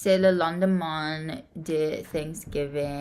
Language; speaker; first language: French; non-native, learner; English